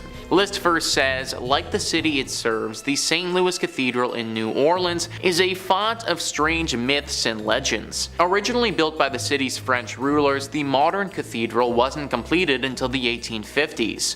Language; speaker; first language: English; native; English